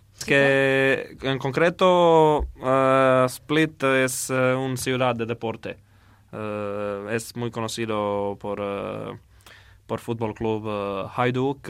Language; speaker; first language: Spanish; non-native, learner; Croatian